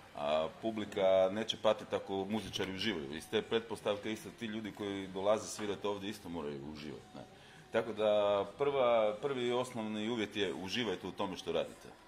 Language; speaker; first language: Croatian; native; Croatian